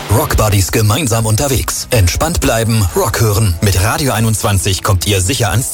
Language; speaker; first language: German; native; German